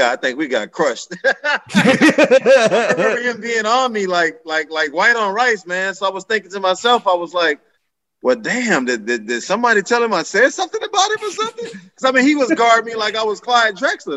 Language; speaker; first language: English; native; English